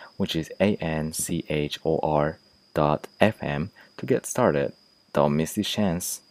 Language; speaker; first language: English; non-native, fluent; Japanese